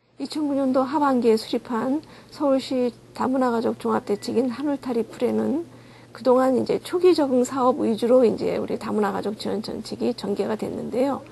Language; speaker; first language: Korean; native; Korean